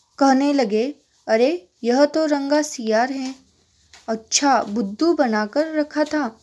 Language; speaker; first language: Hindi; non-native, local second language; Kannada